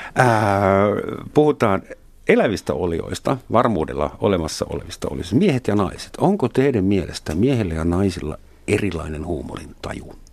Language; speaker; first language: Finnish; non-native, fluent; German